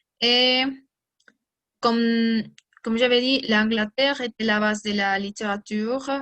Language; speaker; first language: French; non-native, learner; Spanish